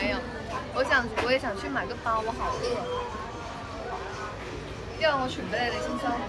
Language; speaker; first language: Chinese; non-native, local second language; Cantonese